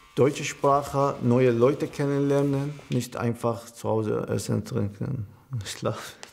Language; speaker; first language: German; non-native, learner; Arabic